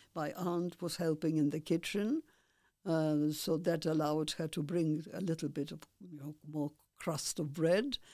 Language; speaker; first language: English; non-native, fluent; Polish